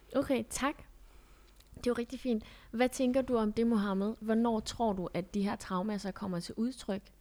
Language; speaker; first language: Danish; early bilingual, other home language; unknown